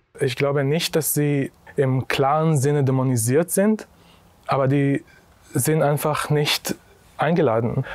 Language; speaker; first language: German; non-native, fluent; Hebrew